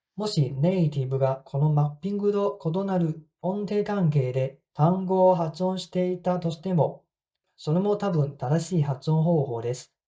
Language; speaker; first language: Japanese; non-native, fluent; Cantonese